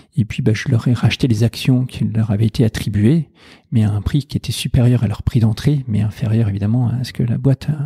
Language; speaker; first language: French; native; French